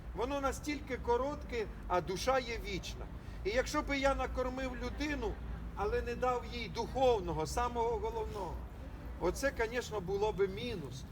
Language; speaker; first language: Ukrainian; non-native, local second language; Russian